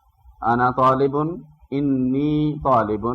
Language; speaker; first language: Arabic; non-native, fluent; Urdu